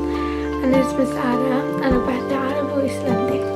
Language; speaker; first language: Arabic; early bilingual, heritage; Arabic